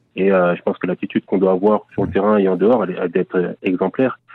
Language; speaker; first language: French; native; French